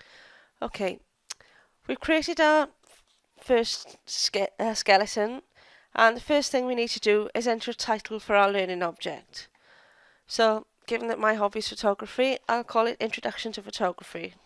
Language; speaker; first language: English; native; English